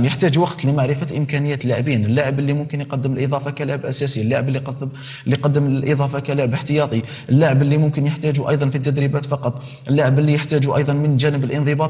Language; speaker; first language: Arabic; native; Arabic